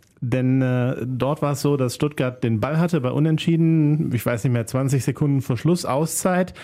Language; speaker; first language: German; native; German